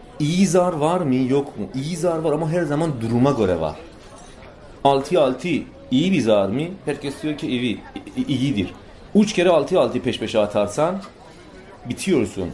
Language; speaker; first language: Turkish; non-native, fluent; Persian